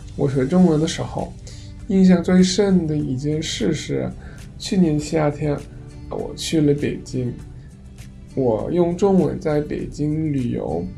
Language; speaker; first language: Chinese; non-native, fluent; Korean